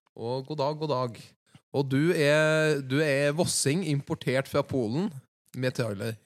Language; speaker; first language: Norwegian; native; Norwegian